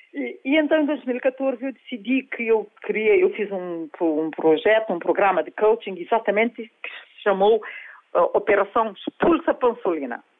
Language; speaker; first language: Portuguese; non-native, local second language; Kabuverdianu